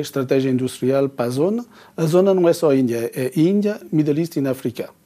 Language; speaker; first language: Portuguese; early bilingual, heritage; Portuguese